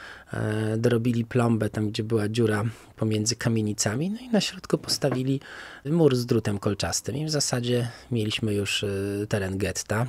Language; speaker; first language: Polish; native; Polish